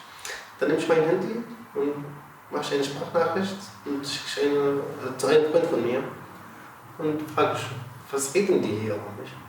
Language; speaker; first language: German; non-native, learner; Arabic